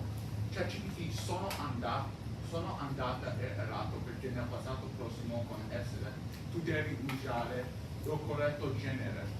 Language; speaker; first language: Italian; non-native, learner; English